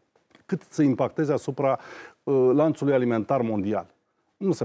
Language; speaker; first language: Romanian; native; Romanian